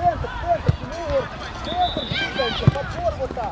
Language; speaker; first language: Russian; native; Russian